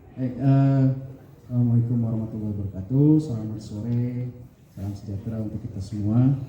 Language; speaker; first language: Indonesian; non-native, local second language; Sundanese